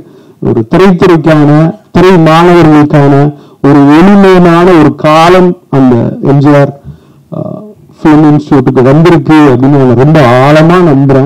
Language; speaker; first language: Tamil; native; Tamil